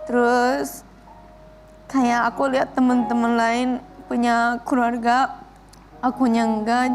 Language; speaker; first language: Indonesian; non-native, fluent; Japanese